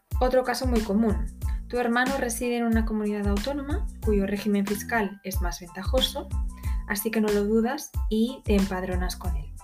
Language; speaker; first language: Spanish; native; Spanish